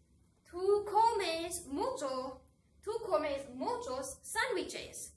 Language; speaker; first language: Spanish; non-native, fluent; English